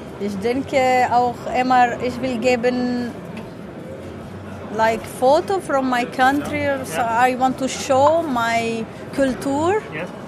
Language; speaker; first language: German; non-native, learner; Hebrew